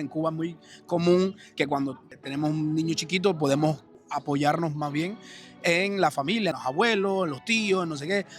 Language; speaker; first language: Spanish; native; Spanish